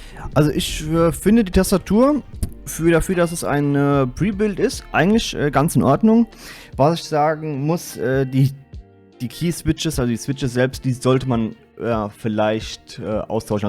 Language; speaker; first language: German; native; German